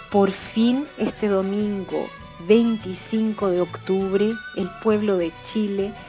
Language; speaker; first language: Spanish; native; Spanish